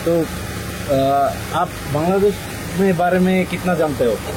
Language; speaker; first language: Hindi; non-native, learner; Bangla